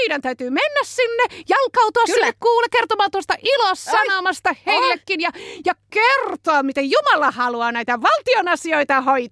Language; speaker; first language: Finnish; native; Finnish